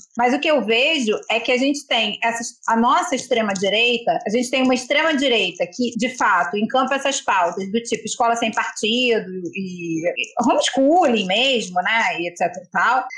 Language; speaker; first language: Portuguese; native; Portuguese